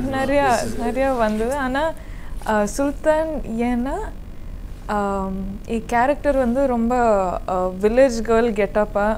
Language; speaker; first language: Tamil; non-native, learner; Kodava